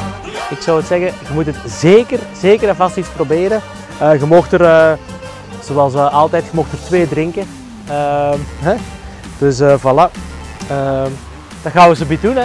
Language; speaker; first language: Dutch; native; Dutch